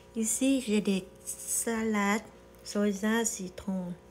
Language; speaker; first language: French; non-native, learner; Vietnamese